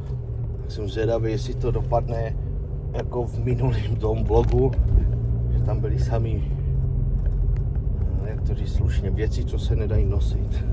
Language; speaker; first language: Czech; native; Czech